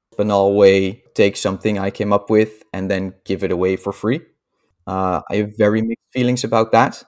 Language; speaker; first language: English; non-native, fluent; Dutch